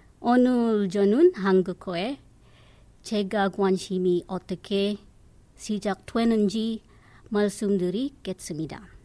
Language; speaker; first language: Korean; non-native, learner; English